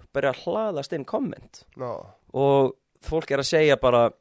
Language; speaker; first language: Icelandic; early bilingual, heritage; English